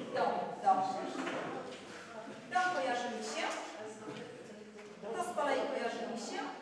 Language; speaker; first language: Polish; native; Polish